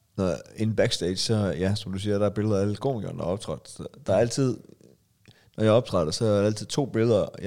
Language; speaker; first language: Danish; native; Danish